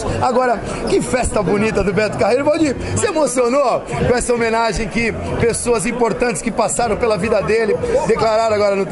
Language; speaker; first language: Portuguese; native; Portuguese